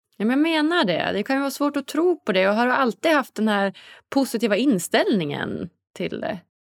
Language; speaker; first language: Swedish; native; Swedish